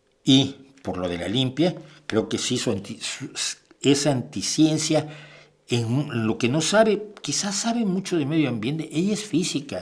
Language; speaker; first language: Spanish; native; Spanish